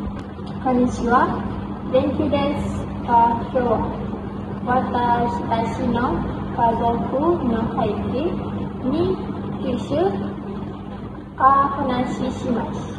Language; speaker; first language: Japanese; non-native, learner; Malay